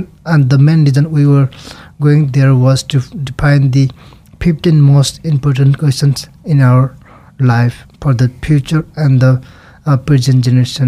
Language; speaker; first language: English; non-native, local second language; Nepali